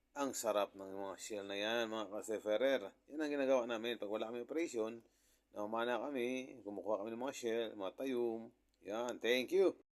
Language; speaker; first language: Filipino; non-native, local second language; Cebuano